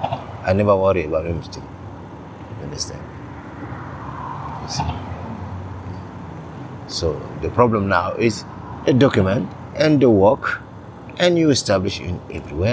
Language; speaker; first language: English; non-native, learner; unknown